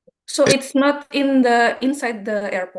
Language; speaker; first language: English; non-native, fluent; Indonesian